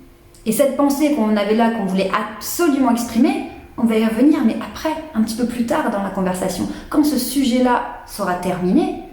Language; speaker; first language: French; native; French